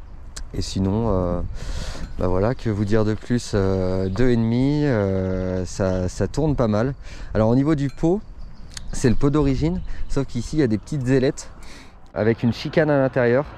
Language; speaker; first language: French; native; French